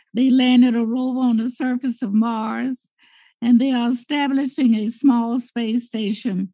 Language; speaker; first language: English; native; English